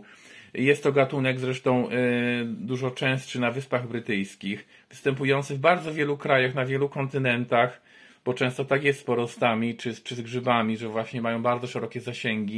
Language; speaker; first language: Polish; native; Polish